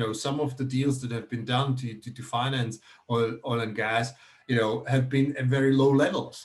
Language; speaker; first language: English; non-native, fluent; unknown